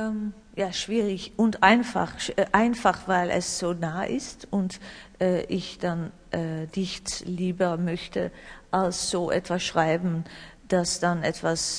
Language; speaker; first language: German; non-native, learner; Dutch